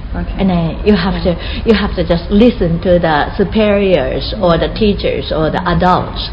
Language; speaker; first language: English; non-native, fluent; Japanese